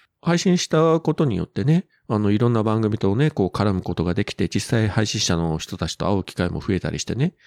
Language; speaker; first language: Japanese; native; Japanese